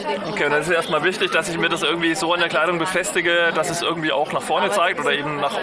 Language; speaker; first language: German; native; German